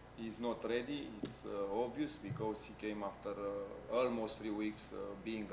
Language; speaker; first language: English; non-native, fluent; Greek